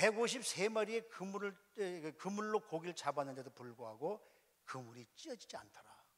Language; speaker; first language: Korean; native; Korean